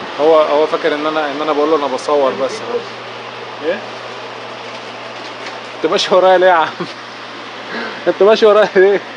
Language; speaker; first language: Arabic; native; Arabic